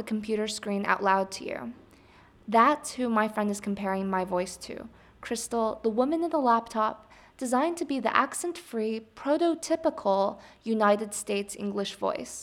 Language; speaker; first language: English; early bilingual, other home language; Chinese